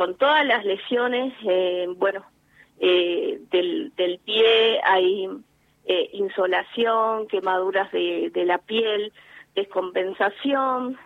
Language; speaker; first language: Spanish; native; Spanish